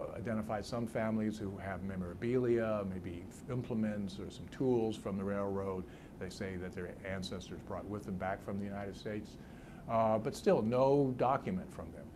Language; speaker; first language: English; native; English